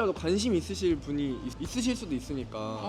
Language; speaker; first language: Korean; native; Korean